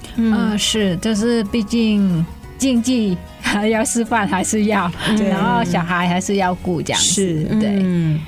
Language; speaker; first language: Chinese; non-native, fluent; Vietnamese